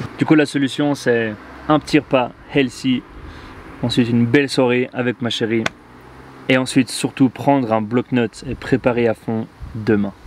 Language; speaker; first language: French; native; French